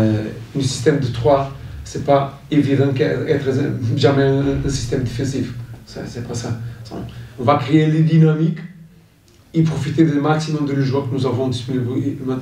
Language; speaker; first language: French; non-native, fluent; Portuguese